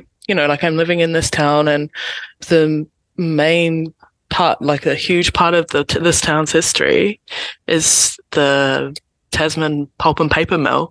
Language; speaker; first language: English; native; English